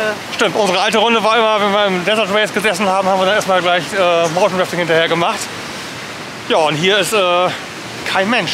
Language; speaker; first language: German; native; German